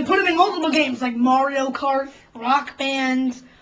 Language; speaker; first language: English; native; English